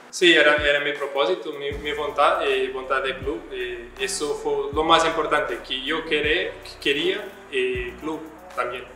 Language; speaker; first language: Spanish; non-native, learner; Portuguese